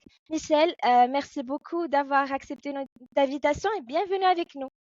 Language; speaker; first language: French; non-native, fluent; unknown